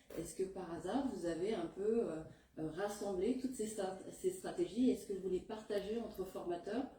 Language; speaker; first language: French; native; French